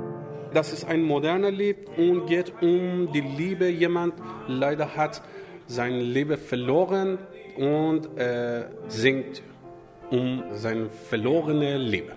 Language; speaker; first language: German; non-native, learner; Persian